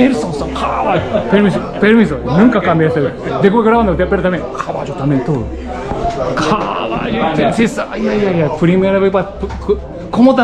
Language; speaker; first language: Spanish; non-native, learner; Japanese